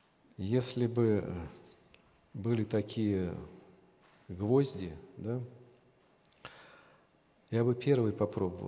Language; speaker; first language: Russian; native; Russian